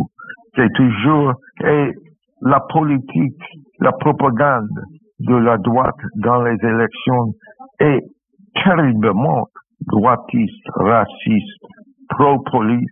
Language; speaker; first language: French; non-native, fluent; English